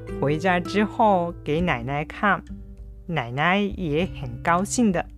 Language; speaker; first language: Chinese; non-native, fluent; Japanese